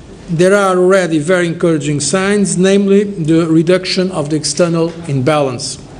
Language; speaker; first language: English; non-native, fluent; Portuguese